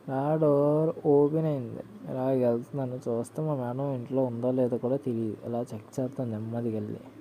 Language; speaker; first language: Telugu; non-native, local second language; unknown